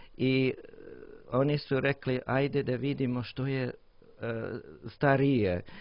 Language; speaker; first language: Croatian; non-native, learner; English